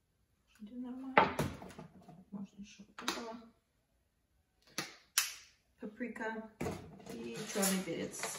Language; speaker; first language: Russian; early bilingual, heritage; Russian